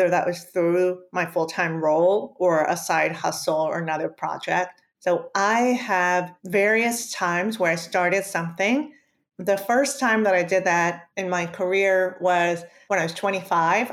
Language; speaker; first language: English; early bilingual, other home language; Spanish